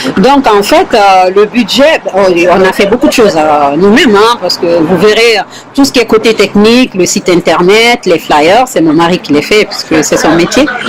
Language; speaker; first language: French; non-native, local second language; Fula